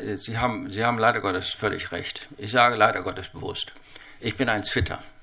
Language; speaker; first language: German; early bilingual, heritage; Chinese